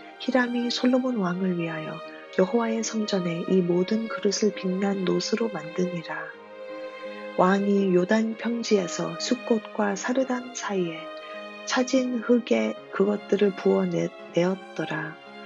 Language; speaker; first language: Korean; native; Korean